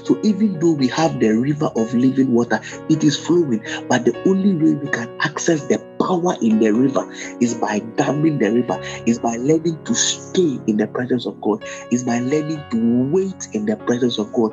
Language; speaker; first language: English; non-native, local second language; Akan